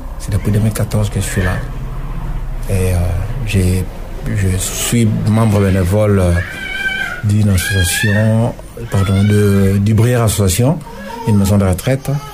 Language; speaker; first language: French; non-native, local second language; Lingala